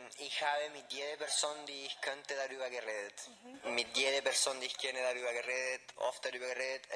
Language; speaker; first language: German; non-native, fluent; Spanish